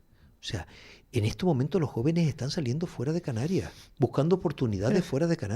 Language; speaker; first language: Spanish; native; Spanish